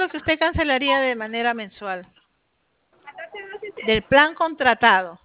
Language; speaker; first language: Spanish; native; Spanish